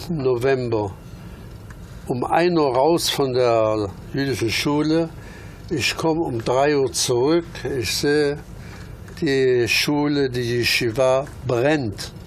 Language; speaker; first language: German; early bilingual, other home language; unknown